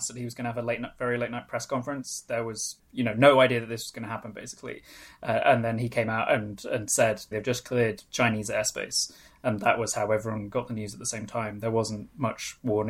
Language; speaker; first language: English; non-native, local second language; Welsh